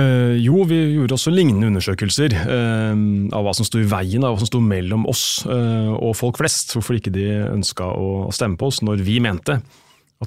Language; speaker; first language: Norwegian; native; Norwegian